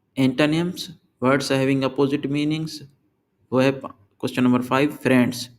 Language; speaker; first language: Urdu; non-native, local second language; Sindhi